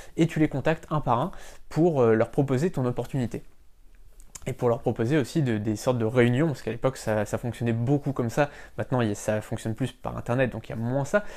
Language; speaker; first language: French; native; French